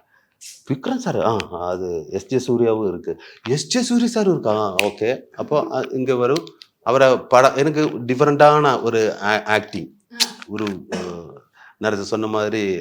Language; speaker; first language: Tamil; non-native, learner; Malayalam